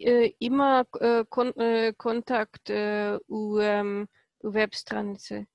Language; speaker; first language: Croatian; non-native, learner; Polish